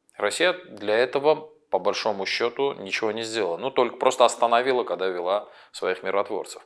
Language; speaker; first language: Russian; non-native, local second language; Armenian